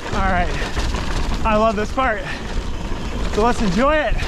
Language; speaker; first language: English; native; English